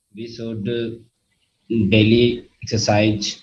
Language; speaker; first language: English; non-native, learner; Hindi